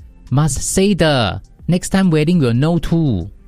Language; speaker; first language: English; non-native, local second language; Chinese